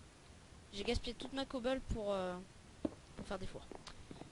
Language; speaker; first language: French; native; French